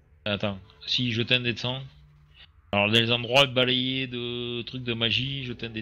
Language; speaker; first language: French; native; French